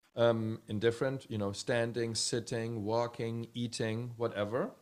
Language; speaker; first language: English; early bilingual, other home language; Czech